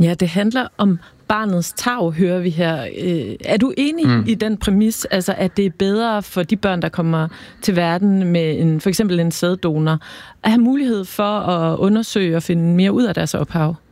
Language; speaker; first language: Danish; native; Danish